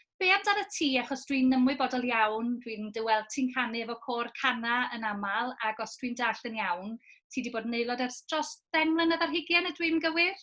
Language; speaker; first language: Welsh; native; Welsh